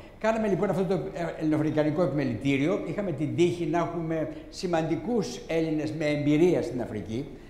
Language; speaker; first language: Greek; native; Greek